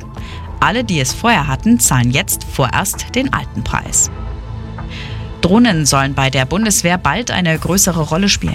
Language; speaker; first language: German; native; German